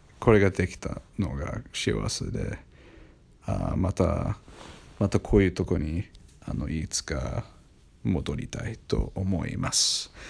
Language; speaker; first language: Japanese; non-native, learner; English